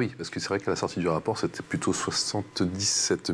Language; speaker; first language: French; native; French